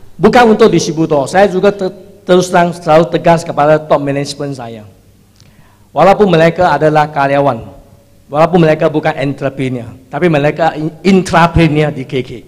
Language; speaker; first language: Indonesian; non-native, fluent; Chinese